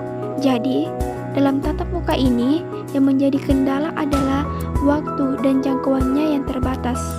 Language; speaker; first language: Indonesian; native; Indonesian